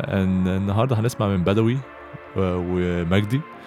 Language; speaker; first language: Arabic; early bilingual, heritage; Arabic